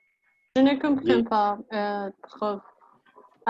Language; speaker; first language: French; non-native, learner; Spanish